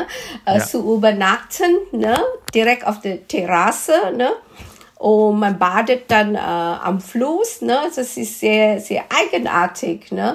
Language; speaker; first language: German; non-native, fluent; Malay